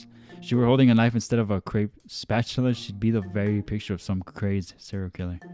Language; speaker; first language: English; native; English